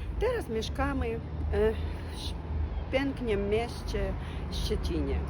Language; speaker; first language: Polish; non-native, learner; Ukrainian